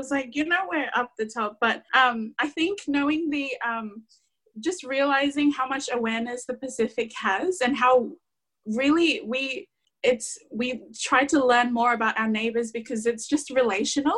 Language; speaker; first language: English; non-native, fluent; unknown